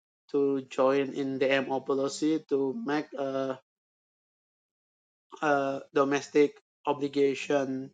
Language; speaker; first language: English; non-native, learner; Indonesian